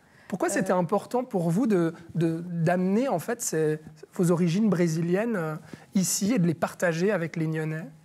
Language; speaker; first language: French; native; French